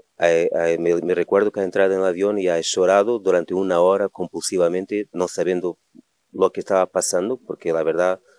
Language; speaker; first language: Spanish; non-native, fluent; Portuguese